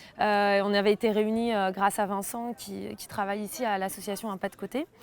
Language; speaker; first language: French; native; French